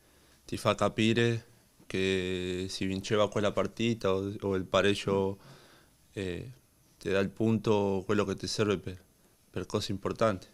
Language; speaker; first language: Italian; non-native, learner; Spanish